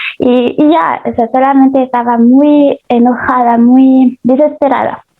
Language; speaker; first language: Spanish; early bilingual, heritage; Spanish